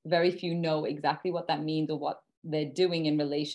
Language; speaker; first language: English; native; English